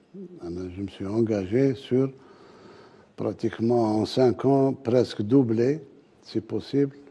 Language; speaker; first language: French; non-native, local second language; Arabic